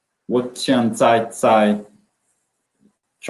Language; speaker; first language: Chinese; non-native, learner; Swedish